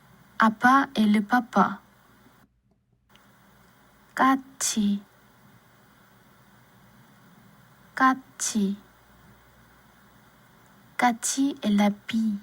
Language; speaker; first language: French; non-native, learner; Korean